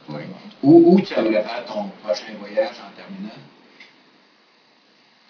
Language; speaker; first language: French; native; French